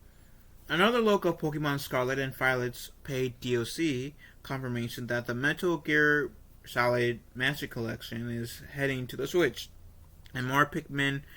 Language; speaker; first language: English; native; English